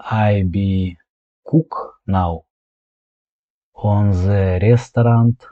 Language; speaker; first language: English; non-native, learner; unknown